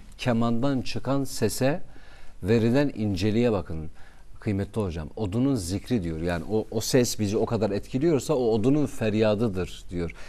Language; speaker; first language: Turkish; non-native, local second language; Kurdish